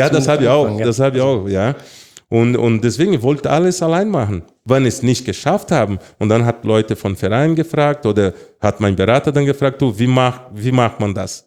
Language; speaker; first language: German; non-native, fluent; Portuguese